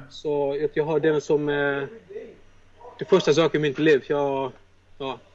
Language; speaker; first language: Swedish; non-native, fluent; Portuguese